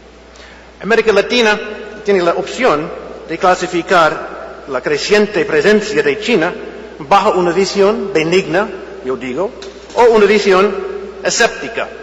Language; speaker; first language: Spanish; non-native, fluent; English